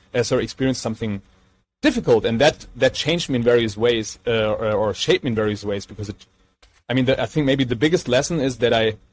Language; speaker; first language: English; non-native, fluent; German